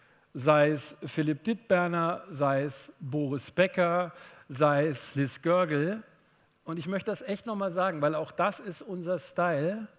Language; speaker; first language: German; native; German